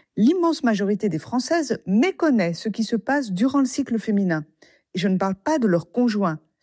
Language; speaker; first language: French; native; French